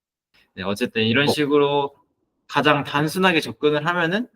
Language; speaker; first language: Korean; native; Korean